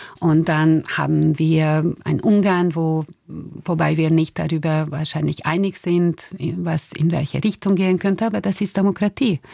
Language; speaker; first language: German; non-native, fluent; Hungarian